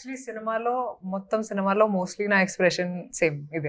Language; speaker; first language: Telugu; non-native, fluent; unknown